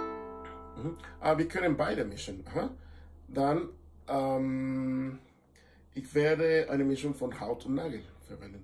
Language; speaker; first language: German; non-native, fluent; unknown